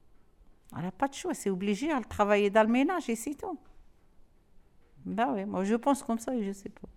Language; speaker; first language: French; non-native, learner; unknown